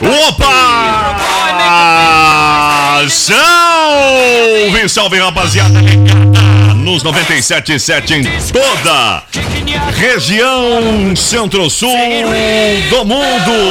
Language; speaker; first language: Portuguese; native; Portuguese